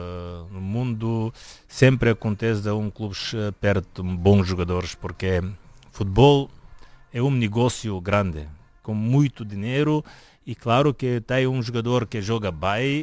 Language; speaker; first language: Portuguese; non-native, fluent; Bulgarian